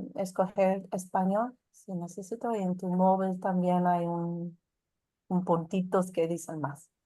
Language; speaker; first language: Spanish; non-native, learner; English